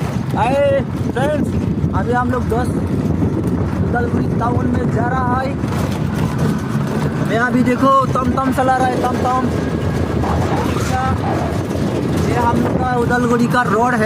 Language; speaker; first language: Hindi; non-native, local second language; Bodo